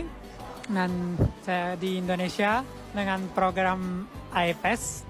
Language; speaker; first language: Indonesian; non-native, learner; Italian